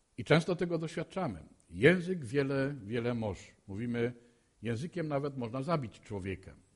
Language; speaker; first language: Polish; native; Polish